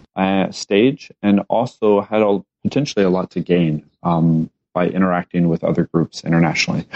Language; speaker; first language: English; native; English